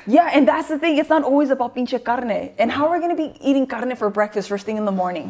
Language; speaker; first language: English; early bilingual, other home language; Spanish